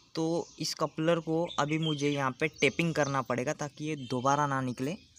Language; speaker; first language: Hindi; non-native, local second language; Marathi